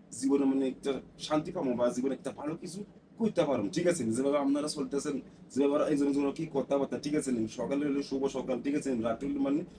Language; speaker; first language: Bangla; non-native, learner; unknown